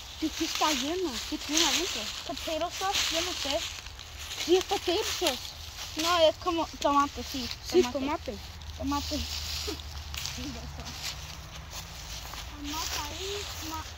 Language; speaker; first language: Spanish; early bilingual, heritage; Spanish